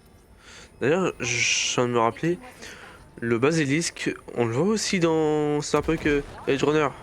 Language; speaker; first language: French; native; French